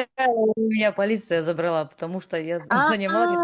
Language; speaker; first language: Russian; native; Russian